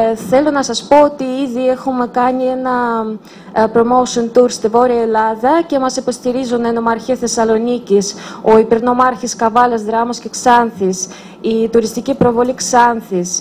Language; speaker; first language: Greek; non-native, fluent; Russian